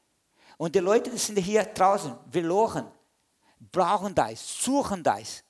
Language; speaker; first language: German; non-native, learner; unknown